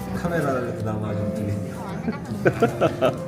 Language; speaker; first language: Korean; native; Korean